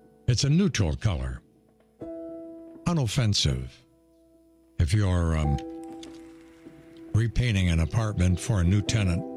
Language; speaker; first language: English; native; English